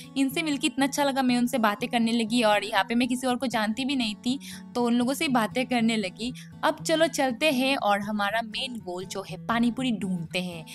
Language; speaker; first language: Hindi; non-native, local second language; Bangla